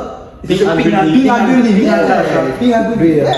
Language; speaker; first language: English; non-native, learner; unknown